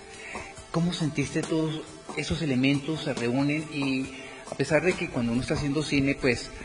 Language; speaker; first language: Spanish; native; Spanish